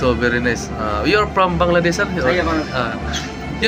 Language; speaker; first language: English; non-native, learner; Filipino